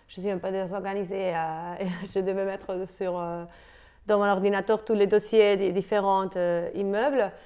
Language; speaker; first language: French; non-native, fluent; Spanish